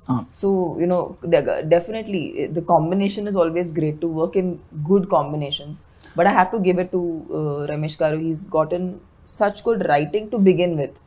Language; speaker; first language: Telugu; non-native, fluent; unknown